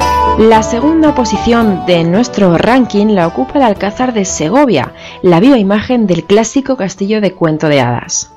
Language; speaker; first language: Spanish; native; Spanish